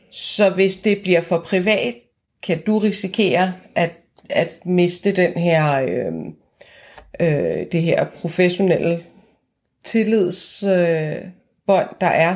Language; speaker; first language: Danish; non-native, fluent; Persian